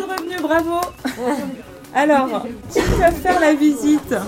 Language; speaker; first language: French; native; French